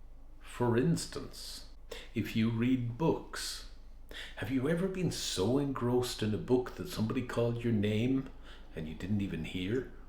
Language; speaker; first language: English; native; English